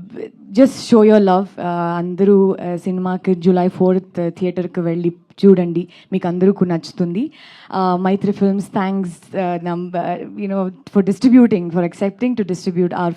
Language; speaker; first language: Telugu; non-native, learner; Kannada